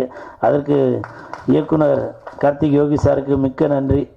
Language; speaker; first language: Tamil; native; Tamil